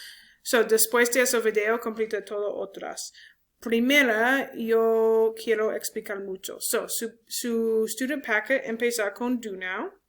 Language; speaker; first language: Spanish; non-native, learner; English